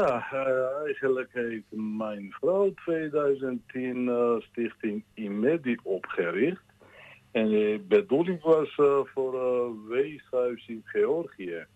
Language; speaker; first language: Dutch; non-native, learner; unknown